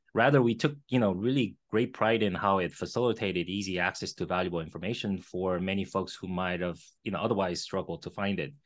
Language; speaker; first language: English; early bilingual, other home language; Korean